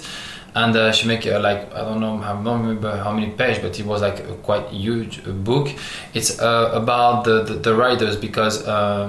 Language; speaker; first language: English; non-native, learner; French